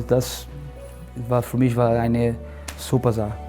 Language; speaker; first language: German; non-native, learner; Portuguese